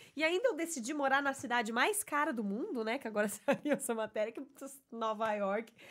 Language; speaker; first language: Portuguese; native; Portuguese